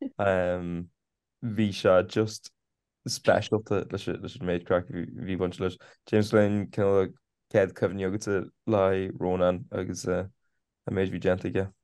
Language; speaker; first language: Irish; native; Irish